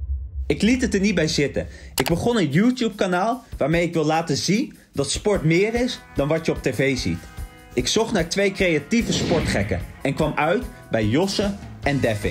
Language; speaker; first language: Dutch; native; Dutch